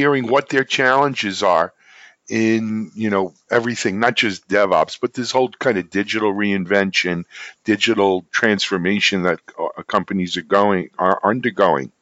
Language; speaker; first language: English; native; English